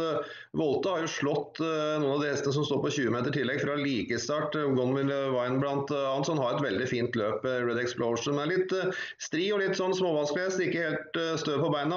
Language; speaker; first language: Norwegian; native; Norwegian